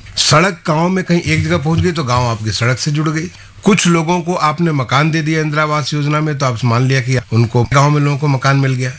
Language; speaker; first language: Hindi; native; Hindi